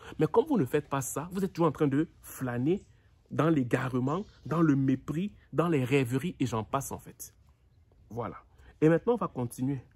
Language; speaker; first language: French; native; French